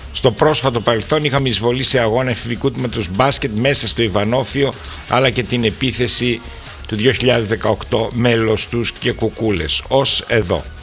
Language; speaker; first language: Greek; native; Greek